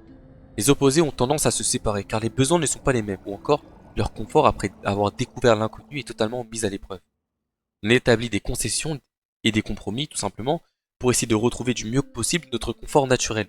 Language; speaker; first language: French; native; French